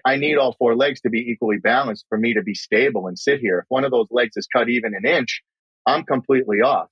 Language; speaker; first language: English; native; English